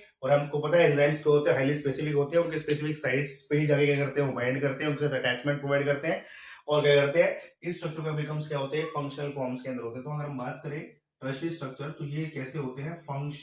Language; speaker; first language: Hindi; native; Hindi